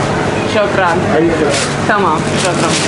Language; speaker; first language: Arabic; non-native, learner; English